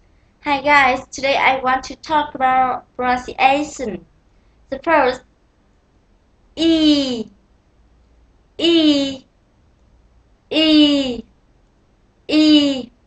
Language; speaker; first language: English; non-native, learner; Vietnamese